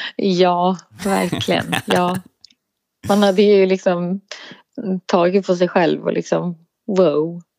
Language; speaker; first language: Swedish; native; Swedish